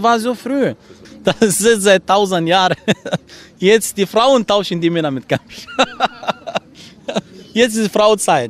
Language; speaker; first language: German; non-native, learner; Arabic